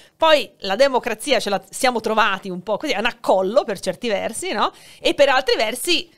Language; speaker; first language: Italian; native; Italian